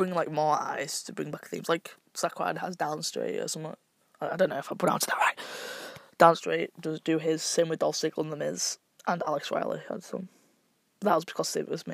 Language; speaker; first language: English; native; English